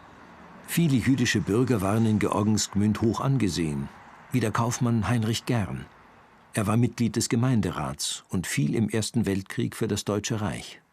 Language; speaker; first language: German; native; German